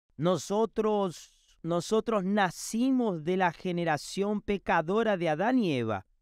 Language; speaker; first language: Spanish; non-native, fluent; Portuguese